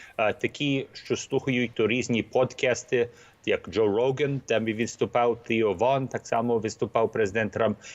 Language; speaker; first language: Ukrainian; early bilingual, heritage; Ukrainian